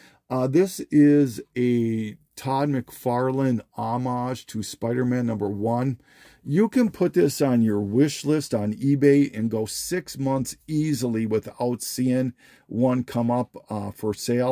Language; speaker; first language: English; native; English